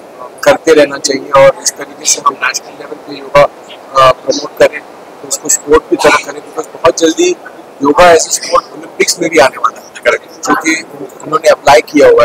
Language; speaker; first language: Hindi; native; Hindi